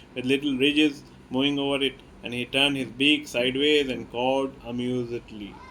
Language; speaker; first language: English; non-native, local second language; Hindi